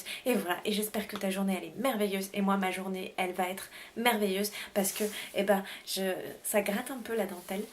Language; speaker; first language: French; native; French